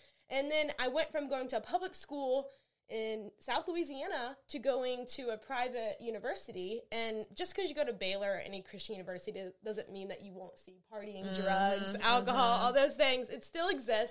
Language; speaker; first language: English; native; English